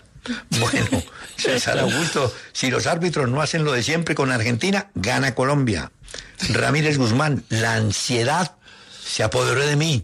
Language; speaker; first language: Spanish; native; Spanish